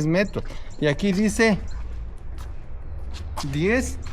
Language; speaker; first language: Spanish; native; Spanish